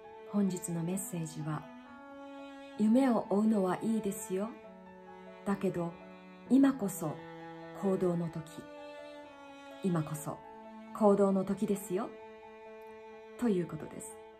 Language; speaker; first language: Japanese; native; Japanese